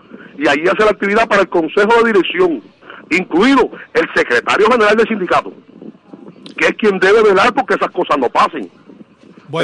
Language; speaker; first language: Spanish; native; Spanish